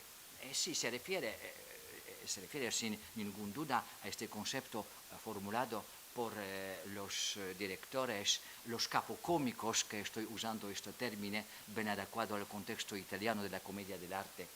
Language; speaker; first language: Spanish; non-native, fluent; Polish